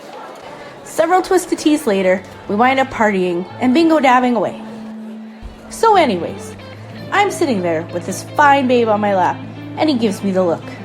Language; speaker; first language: English; native; English